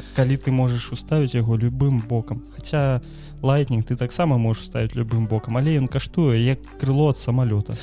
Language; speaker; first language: Belarusian; native; Belarusian